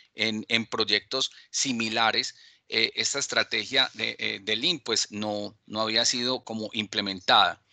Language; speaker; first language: Spanish; native; Spanish